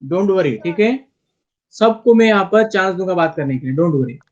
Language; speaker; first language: Hindi; non-native, local second language; Marathi